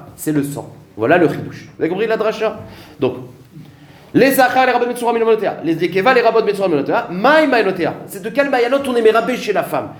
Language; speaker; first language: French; native; French